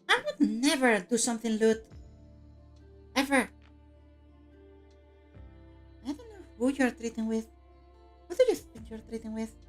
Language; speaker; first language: English; non-native, fluent; Spanish